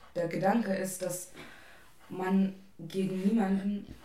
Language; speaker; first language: German; non-native, fluent; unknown